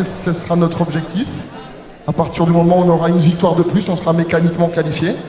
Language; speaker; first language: French; native; French